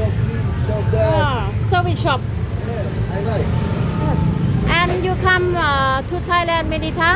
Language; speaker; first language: English; non-native, learner; Thai